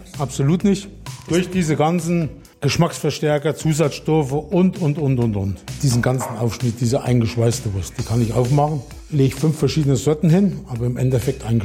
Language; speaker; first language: German; native; German